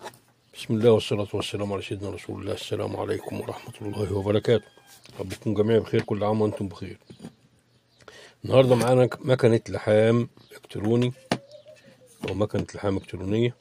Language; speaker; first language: Arabic; native; Arabic